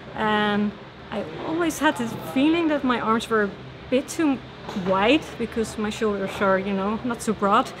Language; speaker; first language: English; non-native, fluent; Dutch